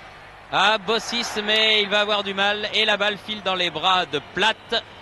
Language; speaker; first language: French; native; French